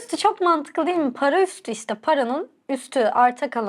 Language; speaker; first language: Turkish; native; Turkish